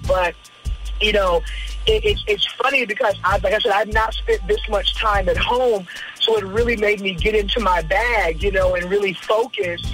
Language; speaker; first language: English; native; English